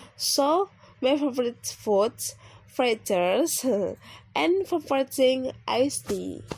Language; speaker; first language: English; non-native, learner; Indonesian